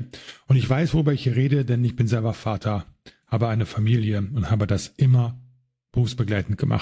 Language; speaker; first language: German; native; German